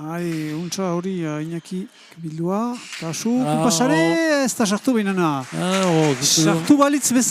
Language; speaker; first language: Basque; native; Basque